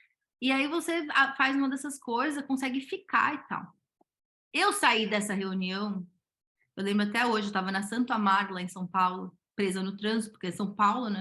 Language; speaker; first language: Portuguese; native; Portuguese